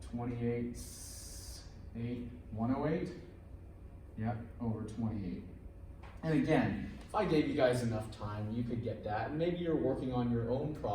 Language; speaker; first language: English; native; English